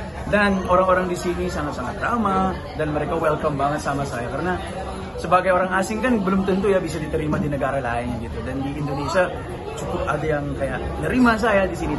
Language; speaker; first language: Indonesian; non-native, fluent; Filipino